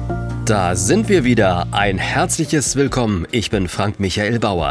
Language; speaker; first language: German; native; German